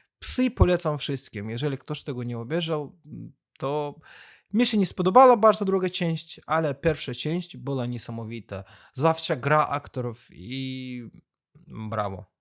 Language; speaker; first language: Polish; non-native, fluent; Azerbaijani